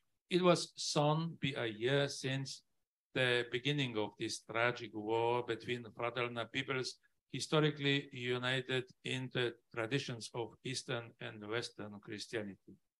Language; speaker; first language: English; non-native, learner; Polish